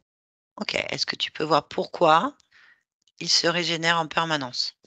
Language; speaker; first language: French; native; French